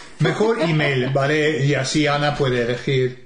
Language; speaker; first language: Spanish; non-native, fluent; English